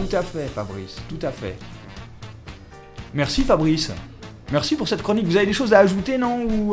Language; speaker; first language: French; native; French